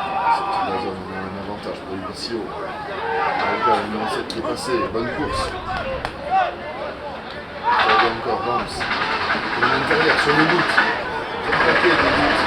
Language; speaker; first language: French; native; French